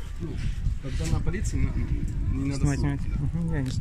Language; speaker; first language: Russian; native; Russian